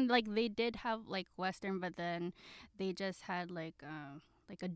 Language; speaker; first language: English; non-native, local second language; Filipino